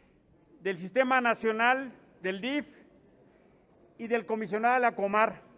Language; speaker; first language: Spanish; native; Spanish